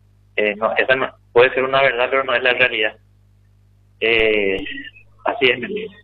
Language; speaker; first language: Spanish; native; Spanish